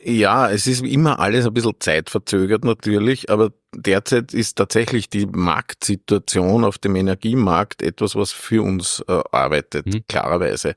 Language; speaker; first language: German; native; German